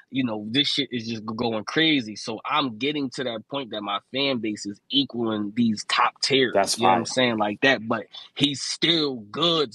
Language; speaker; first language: English; native; English